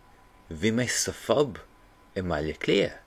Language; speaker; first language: Irish; non-native, learner; English